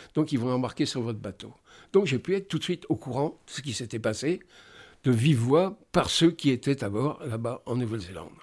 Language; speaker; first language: French; native; French